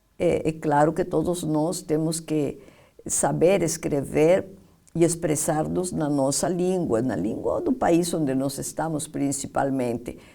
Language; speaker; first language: Portuguese; non-native, fluent; Spanish